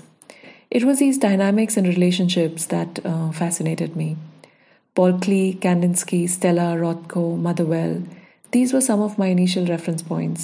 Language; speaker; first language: English; non-native, local second language; Hindi